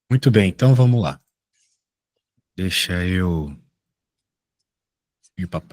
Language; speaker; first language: Portuguese; native; Portuguese